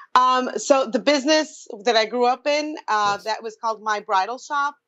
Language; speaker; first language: English; native; English